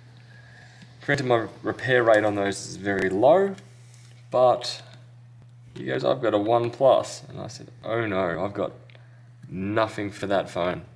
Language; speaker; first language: English; native; English